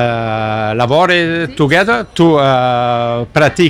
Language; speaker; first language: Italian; non-native, learner; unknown